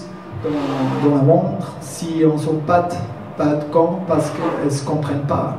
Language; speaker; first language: French; non-native, learner; German